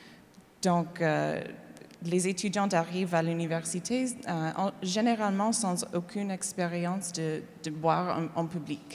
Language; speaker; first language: French; non-native, learner; English